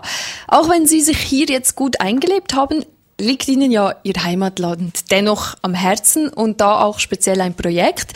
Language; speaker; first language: German; native; German